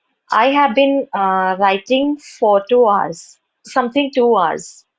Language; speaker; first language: English; non-native, learner; Hindi